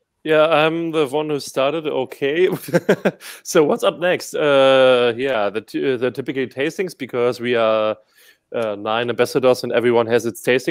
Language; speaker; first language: English; non-native, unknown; German